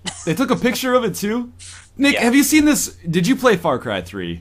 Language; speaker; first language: English; native; English